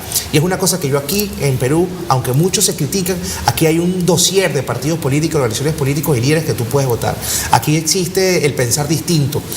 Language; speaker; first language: Spanish; native; Spanish